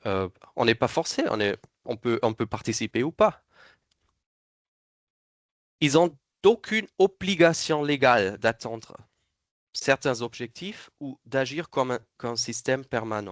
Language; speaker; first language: French; non-native, fluent; German